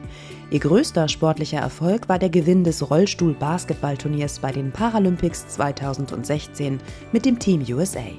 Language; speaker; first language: German; native; German